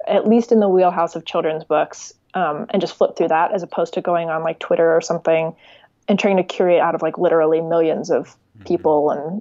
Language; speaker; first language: English; native; English